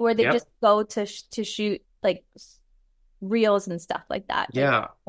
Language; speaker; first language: English; native; English